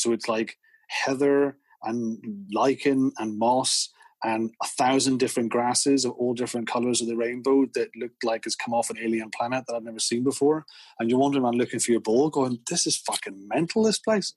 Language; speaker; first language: English; native; English